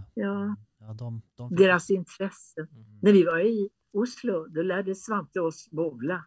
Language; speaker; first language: Swedish; native; Swedish